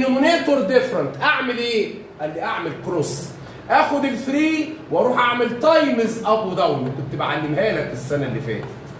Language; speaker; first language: Arabic; native; Arabic